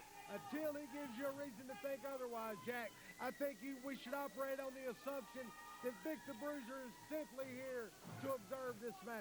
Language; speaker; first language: English; native; English